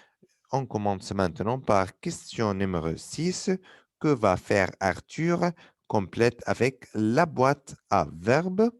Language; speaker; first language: French; non-native, fluent; Arabic